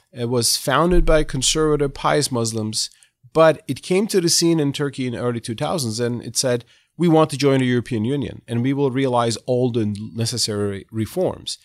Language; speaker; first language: English; non-native, fluent; Turkish